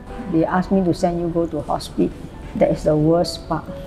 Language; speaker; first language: English; non-native, local second language; Chinese